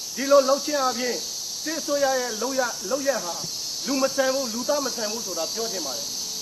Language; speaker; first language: Burmese; native; Burmese